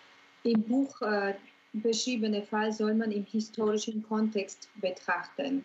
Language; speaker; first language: German; non-native, fluent; Georgian